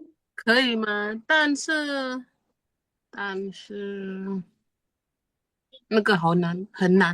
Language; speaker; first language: Chinese; non-native, learner; Indonesian